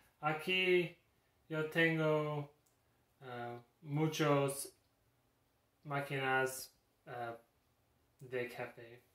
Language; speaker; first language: Spanish; non-native, learner; English